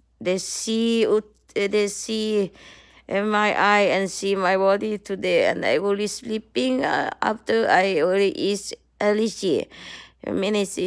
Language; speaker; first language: English; non-native, learner; Thai